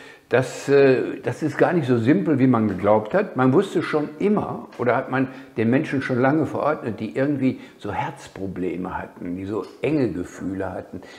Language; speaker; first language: German; native; German